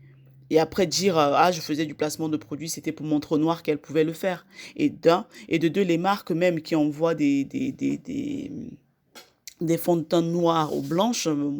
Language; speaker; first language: French; native; French